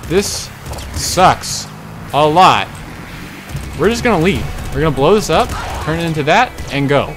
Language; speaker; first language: English; native; English